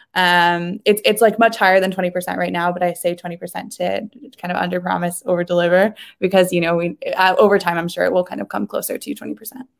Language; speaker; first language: English; native; English